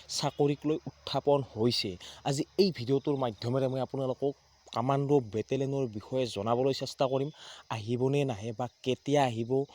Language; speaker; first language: Assamese; native; Assamese